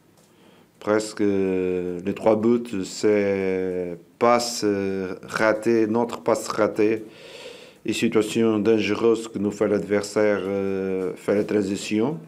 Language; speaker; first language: French; non-native, learner; Portuguese